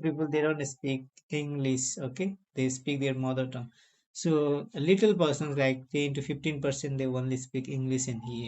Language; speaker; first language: English; non-native, learner; Nepali